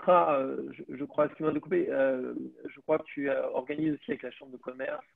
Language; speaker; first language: French; native; French